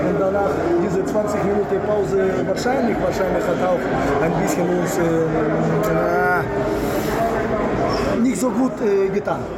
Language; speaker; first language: German; non-native, fluent; Polish